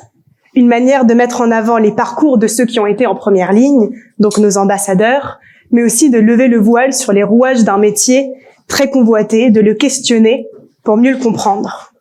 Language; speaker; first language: French; native; French